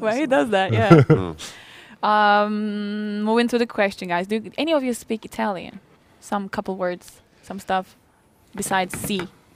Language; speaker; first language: English; non-native, fluent; Turkish